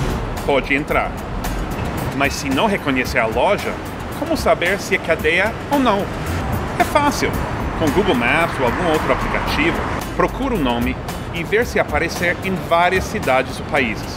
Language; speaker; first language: Portuguese; non-native, fluent; English